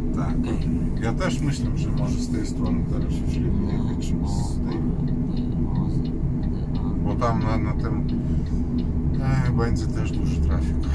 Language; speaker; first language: Polish; non-native, learner; Russian